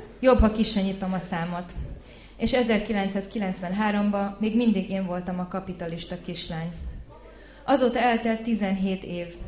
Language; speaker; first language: Hungarian; early bilingual, heritage; Hungarian